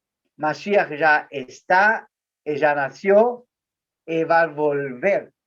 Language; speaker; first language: Spanish; non-native, learner; Portuguese